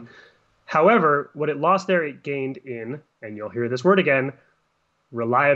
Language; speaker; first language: English; native; English